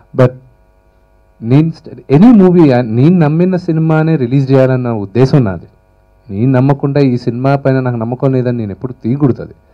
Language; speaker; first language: Telugu; native; Telugu